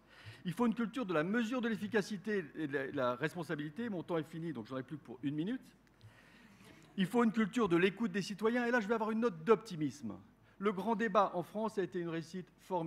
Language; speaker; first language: French; native; French